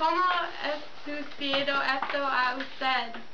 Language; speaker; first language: Spanish; non-native, learner; English